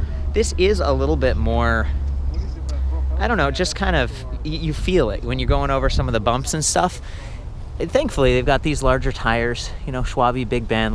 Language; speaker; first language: English; native; English